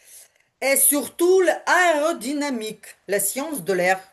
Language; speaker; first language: French; non-native, learner; Ukrainian